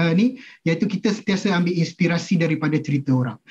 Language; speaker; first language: Malay; native; Malay